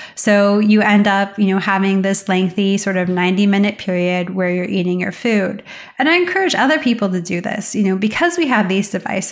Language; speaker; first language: English; native; English